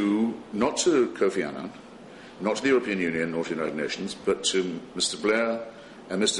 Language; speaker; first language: English; native; English